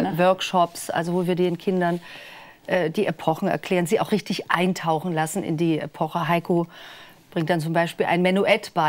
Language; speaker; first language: German; native; German